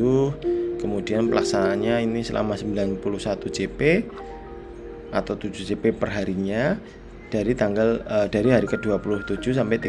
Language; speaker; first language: Indonesian; native; Indonesian